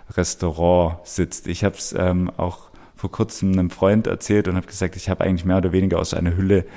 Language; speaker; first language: German; native; German